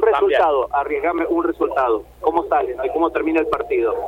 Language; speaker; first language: Spanish; native; Spanish